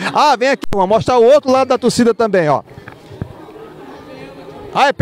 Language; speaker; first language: Portuguese; native; Portuguese